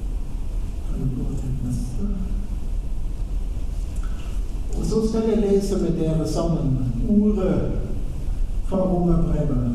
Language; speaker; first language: Norwegian; non-native, fluent; German